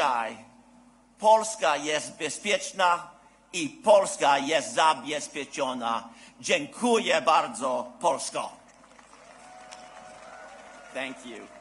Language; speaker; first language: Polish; early bilingual, heritage; English